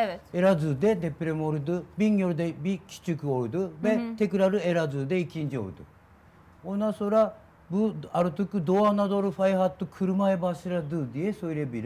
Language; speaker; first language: Turkish; non-native, learner; Japanese